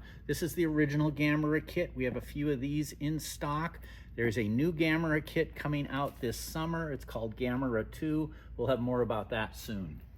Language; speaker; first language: English; native; English